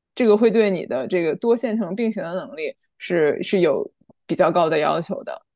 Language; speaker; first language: Chinese; native; Chinese